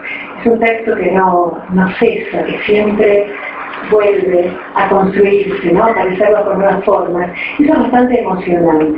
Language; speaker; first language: Spanish; native; Spanish